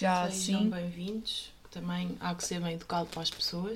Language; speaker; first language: Portuguese; native; Portuguese